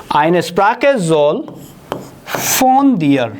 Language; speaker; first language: German; non-native, fluent; Hindi